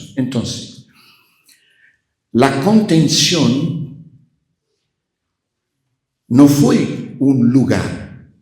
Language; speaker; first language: Spanish; non-native, fluent; Portuguese